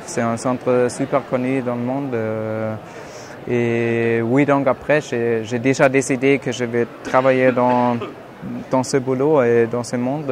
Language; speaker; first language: French; non-native, fluent; German